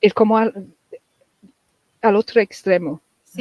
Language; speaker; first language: Spanish; non-native, fluent; English